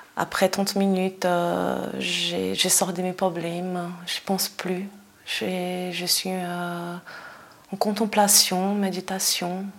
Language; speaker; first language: French; non-native, fluent; Portuguese